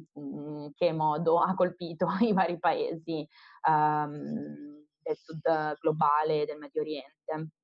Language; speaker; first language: Italian; native; Italian